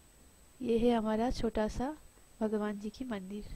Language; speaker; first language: Hindi; non-native, local second language; Bangla